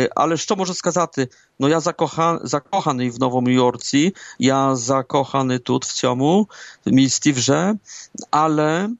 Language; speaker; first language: Ukrainian; early bilingual, heritage; Ukrainian